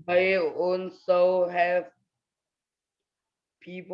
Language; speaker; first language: English; non-native, learner; Vietnamese